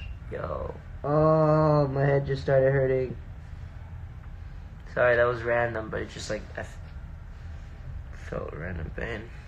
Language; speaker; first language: English; early bilingual, other home language; Spanish